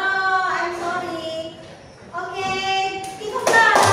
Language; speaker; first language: English; non-native, learner; Indonesian